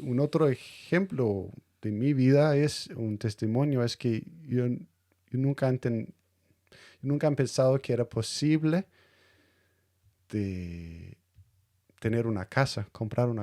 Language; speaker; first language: Spanish; non-native, fluent; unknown